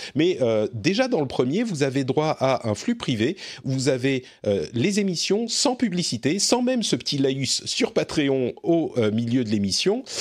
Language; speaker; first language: French; native; French